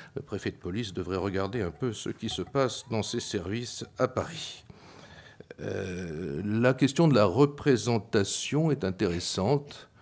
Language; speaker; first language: French; native; French